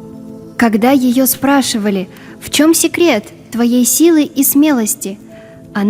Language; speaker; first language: Russian; native; Russian